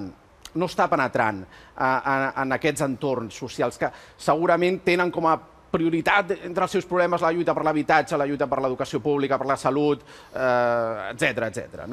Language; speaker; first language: Catalan; native; Catalan